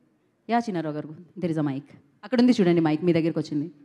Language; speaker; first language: Telugu; native; Telugu